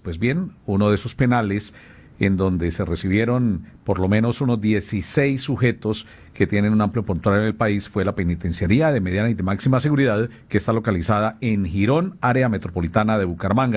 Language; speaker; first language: Spanish; native; Spanish